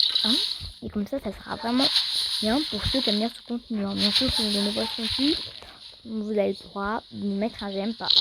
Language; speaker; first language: French; native; French